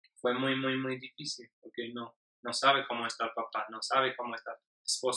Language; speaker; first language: Spanish; non-native, learner; English